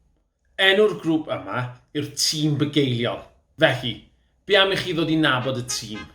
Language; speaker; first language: Welsh; native; Welsh